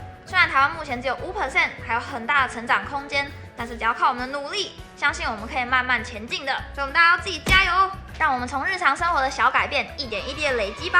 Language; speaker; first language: Chinese; native; Chinese